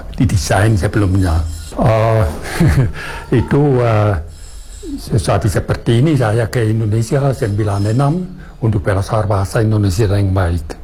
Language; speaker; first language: Indonesian; non-native, fluent; German